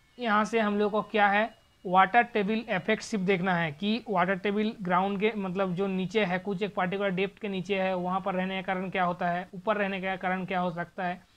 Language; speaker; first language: Hindi; non-native, local second language; Bangla